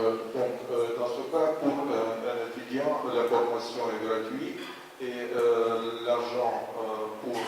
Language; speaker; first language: French; non-native, fluent; Russian